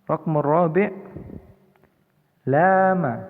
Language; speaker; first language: Arabic; non-native, fluent; Indonesian